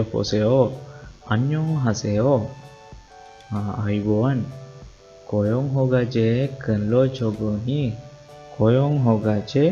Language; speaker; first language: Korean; non-native, learner; Sinhala